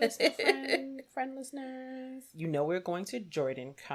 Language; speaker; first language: English; native; English